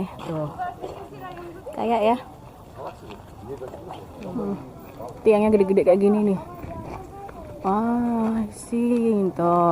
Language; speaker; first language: Indonesian; native; Indonesian